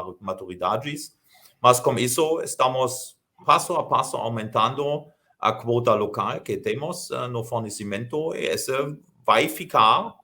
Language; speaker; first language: Portuguese; non-native, fluent; German